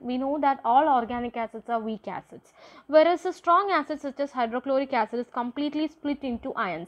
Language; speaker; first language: English; non-native, local second language; Malayalam